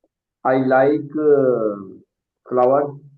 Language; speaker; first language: English; non-native, learner; Urdu